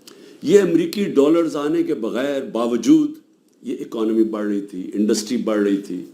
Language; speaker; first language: Urdu; native; Urdu